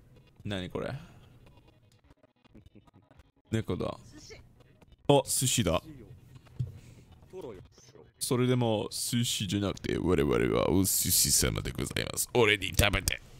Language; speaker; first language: Japanese; non-native, learner; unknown